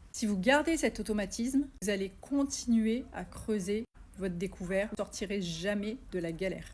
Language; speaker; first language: French; native; French